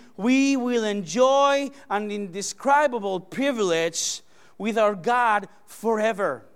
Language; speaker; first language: English; non-native, fluent; Spanish